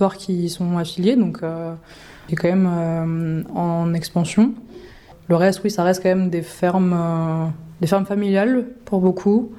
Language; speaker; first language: French; native; French